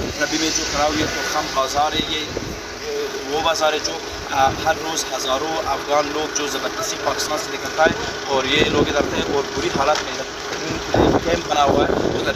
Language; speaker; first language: Hindi; non-native, fluent; Pashto